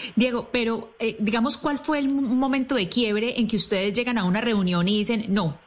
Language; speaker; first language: Spanish; native; Spanish